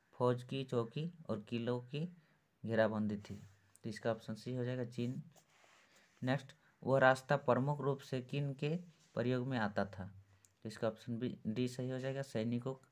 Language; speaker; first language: Hindi; native; Hindi